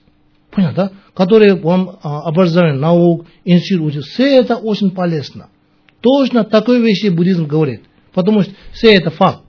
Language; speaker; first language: Russian; non-native, learner; Tibetan